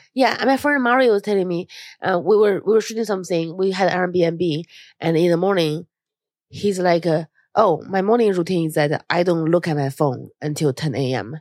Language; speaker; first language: English; non-native, fluent; Chinese